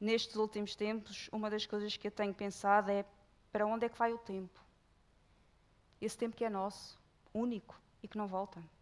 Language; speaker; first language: Portuguese; native; Portuguese